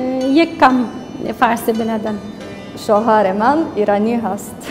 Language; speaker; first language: Persian; non-native, learner; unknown